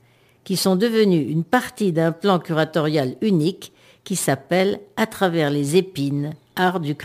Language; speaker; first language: French; native; French